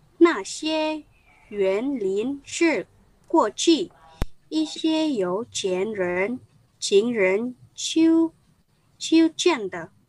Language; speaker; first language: Chinese; non-native, learner; Indonesian